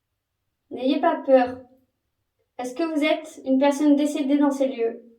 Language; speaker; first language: French; native; French